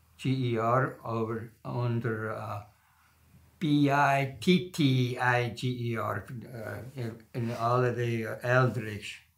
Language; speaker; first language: English; non-native, learner; German